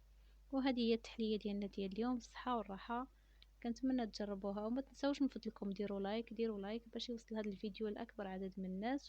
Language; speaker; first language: Arabic; native; Arabic